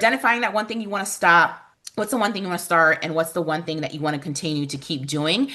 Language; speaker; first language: English; native; English